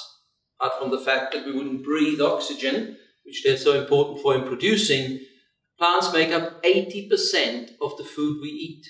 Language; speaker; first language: English; non-native, fluent; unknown